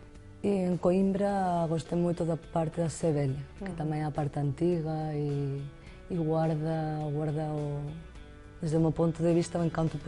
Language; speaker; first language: Portuguese; non-native, fluent; Spanish